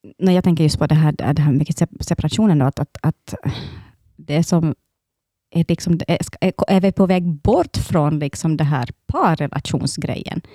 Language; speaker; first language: Swedish; native; Swedish